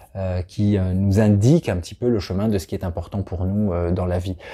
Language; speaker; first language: French; native; French